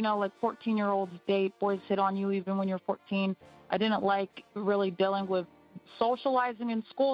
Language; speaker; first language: English; native; English